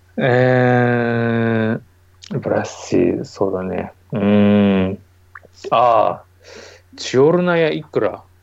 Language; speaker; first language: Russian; non-native, learner; Japanese